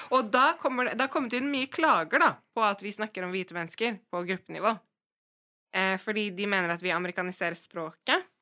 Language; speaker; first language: Norwegian; native; Norwegian